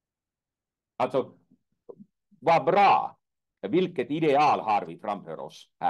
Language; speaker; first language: Swedish; non-native, fluent; Finnish